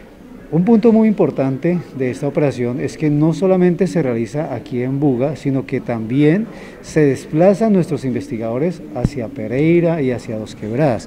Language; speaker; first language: Spanish; native; Spanish